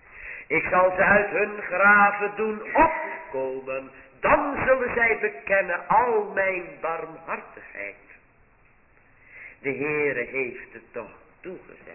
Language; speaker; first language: Dutch; native; Dutch